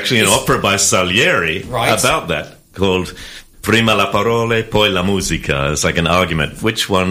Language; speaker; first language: English; native; English